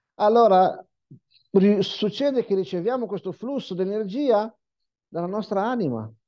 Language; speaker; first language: Italian; non-native, fluent; Hebrew